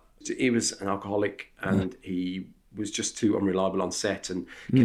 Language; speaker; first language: English; native; English